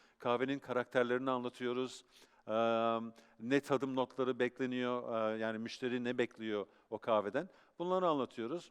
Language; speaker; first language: Turkish; early bilingual, heritage; Turkish